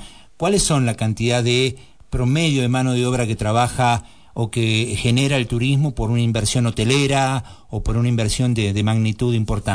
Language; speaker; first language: Spanish; native; Spanish